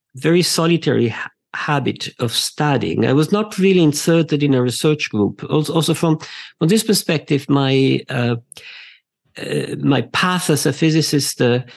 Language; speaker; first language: English; non-native, fluent; Italian